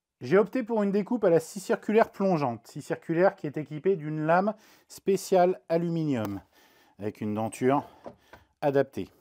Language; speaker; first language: French; native; French